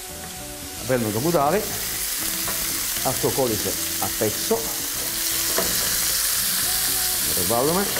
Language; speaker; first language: Greek; non-native, learner; Italian